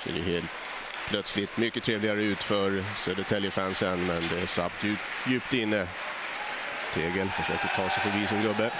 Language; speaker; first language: Swedish; native; Swedish